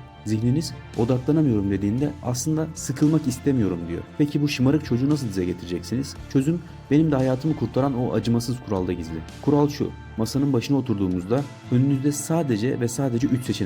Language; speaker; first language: Turkish; native; Turkish